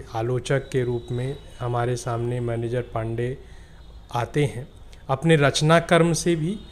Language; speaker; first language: Hindi; native; Hindi